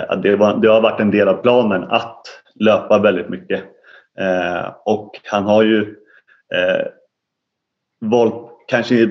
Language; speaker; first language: Swedish; native; Swedish